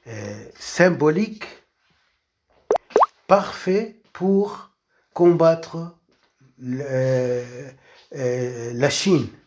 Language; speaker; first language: French; non-native, local second language; Arabic